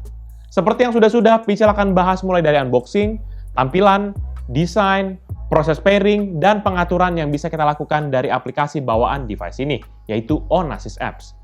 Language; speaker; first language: Indonesian; native; Indonesian